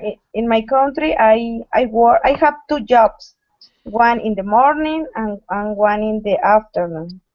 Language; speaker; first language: English; non-native, learner; Spanish